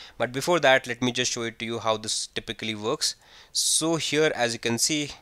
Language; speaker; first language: English; non-native, local second language; Hindi